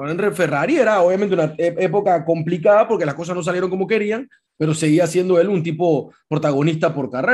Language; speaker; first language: Spanish; native; Spanish